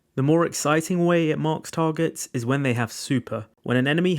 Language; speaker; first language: English; native; English